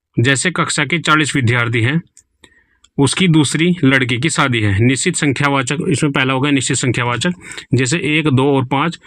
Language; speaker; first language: Hindi; native; Hindi